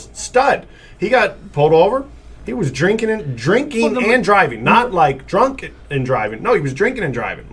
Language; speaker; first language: English; native; English